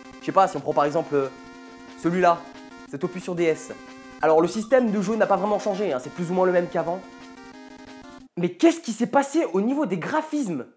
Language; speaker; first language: French; native; French